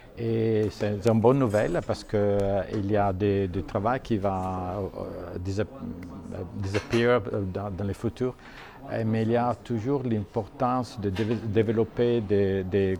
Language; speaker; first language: French; non-native, fluent; Italian